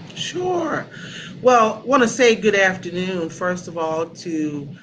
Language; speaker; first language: English; native; English